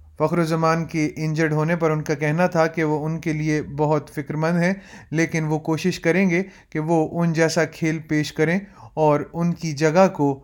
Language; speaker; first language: Urdu; native; Urdu